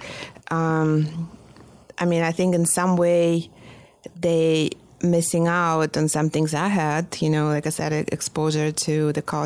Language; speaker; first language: English; non-native, fluent; Russian